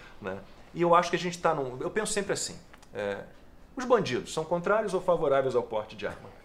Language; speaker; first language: Portuguese; native; Portuguese